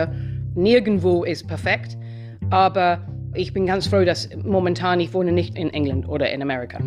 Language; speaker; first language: German; non-native, fluent; English